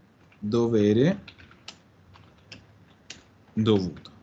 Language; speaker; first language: Italian; non-native, fluent; Spanish